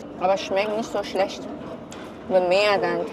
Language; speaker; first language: German; non-native, learner; Chinese